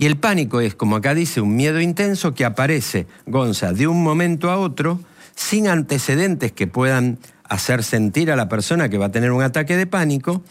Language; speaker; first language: Spanish; native; Spanish